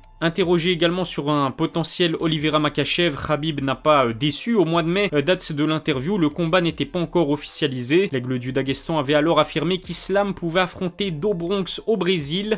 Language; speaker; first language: French; native; French